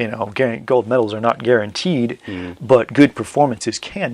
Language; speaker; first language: English; native; English